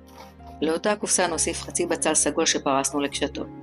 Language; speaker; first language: Hebrew; native; Hebrew